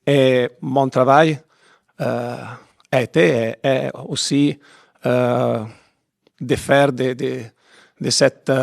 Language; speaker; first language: French; non-native, fluent; Italian